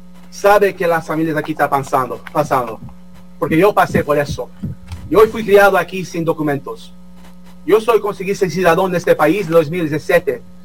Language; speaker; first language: Portuguese; early bilingual, heritage; Portuguese